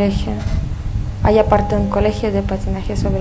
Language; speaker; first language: Spanish; non-native, fluent; Russian